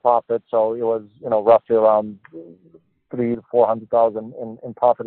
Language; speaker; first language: English; non-native, fluent; Romanian